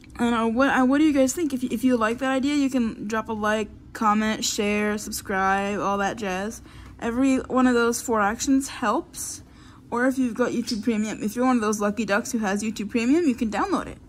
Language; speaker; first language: English; native; English